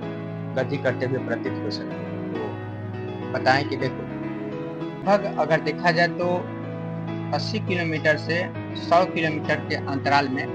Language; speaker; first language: Hindi; native; Hindi